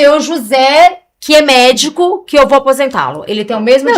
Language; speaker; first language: Portuguese; native; Portuguese